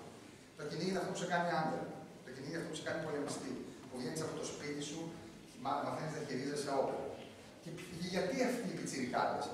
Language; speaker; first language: Greek; native; Greek